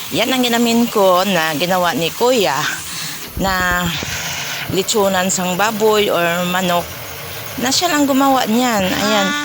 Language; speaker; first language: Filipino; native; Filipino